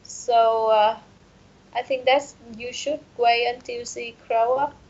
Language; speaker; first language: English; non-native, learner; Vietnamese